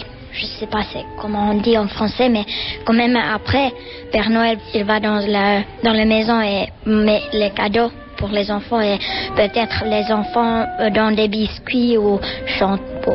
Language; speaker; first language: French; non-native, learner; Finnish